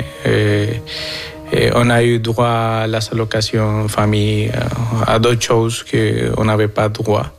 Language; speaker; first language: French; non-native, fluent; Spanish